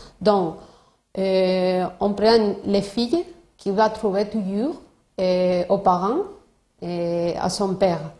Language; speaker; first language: French; non-native, learner; Spanish